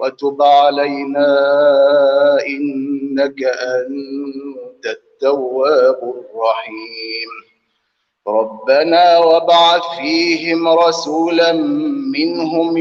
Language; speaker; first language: Arabic; native; Arabic